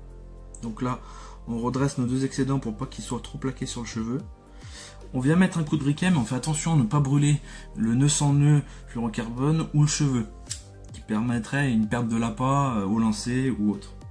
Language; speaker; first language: French; native; French